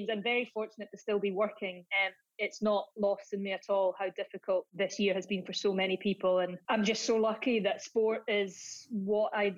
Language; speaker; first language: English; native; English